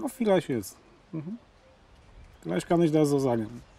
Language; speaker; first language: German; native; German